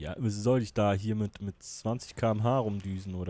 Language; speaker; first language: German; native; German